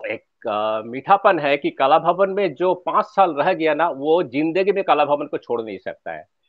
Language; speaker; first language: Hindi; non-native, local second language; Bangla